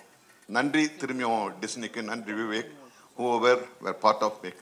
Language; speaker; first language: Tamil; native; Tamil